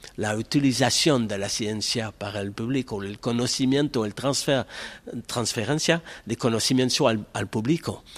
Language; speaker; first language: Spanish; non-native, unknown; French